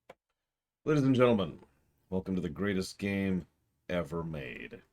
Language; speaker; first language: English; native; English